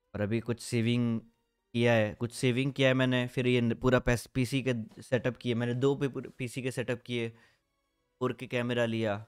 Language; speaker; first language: Hindi; non-native, local second language; Gujarati